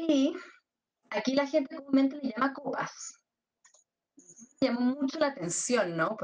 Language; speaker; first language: Spanish; native; Spanish